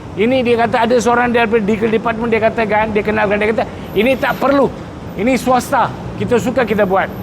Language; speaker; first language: Malay; non-native, local second language; Tamil